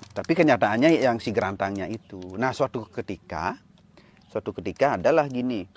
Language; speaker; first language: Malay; non-native, local second language; Balinese